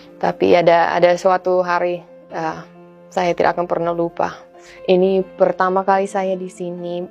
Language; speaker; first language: Indonesian; non-native, fluent; English